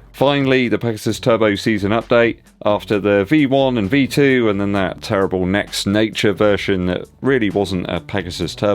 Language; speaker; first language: English; native; English